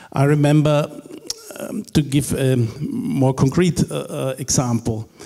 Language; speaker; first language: English; non-native, fluent; German